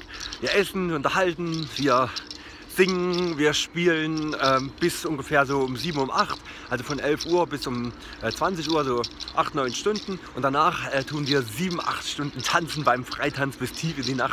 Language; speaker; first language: German; native; German